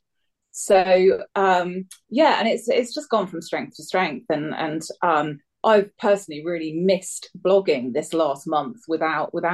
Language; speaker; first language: English; native; English